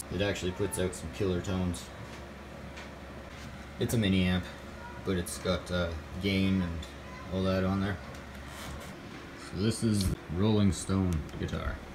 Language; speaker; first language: English; native; English